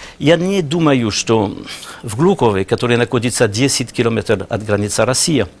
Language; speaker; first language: Russian; non-native, learner; French